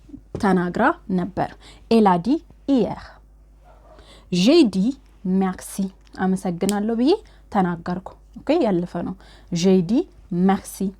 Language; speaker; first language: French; non-native, fluent; Amharic